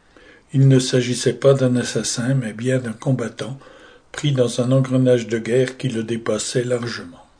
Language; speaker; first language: French; native; French